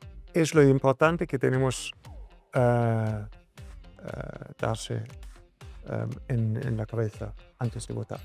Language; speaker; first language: Spanish; non-native, fluent; German